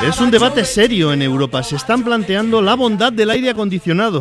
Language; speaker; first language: Spanish; native; Spanish